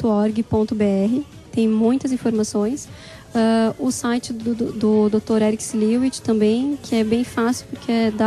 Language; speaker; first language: Portuguese; native; Portuguese